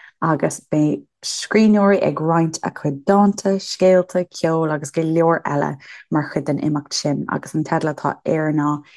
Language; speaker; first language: Irish; native; Irish